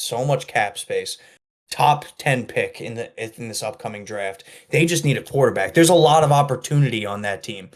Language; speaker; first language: English; native; English